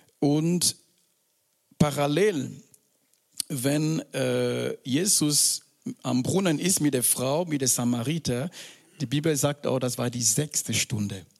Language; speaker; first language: German; non-native, fluent; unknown